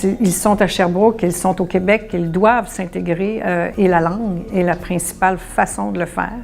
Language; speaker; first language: French; native; French